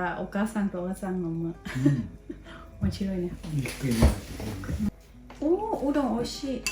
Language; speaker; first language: Japanese; non-native, learner; Thai